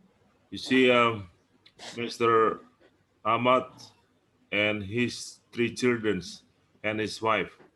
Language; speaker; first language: English; non-native, learner; Indonesian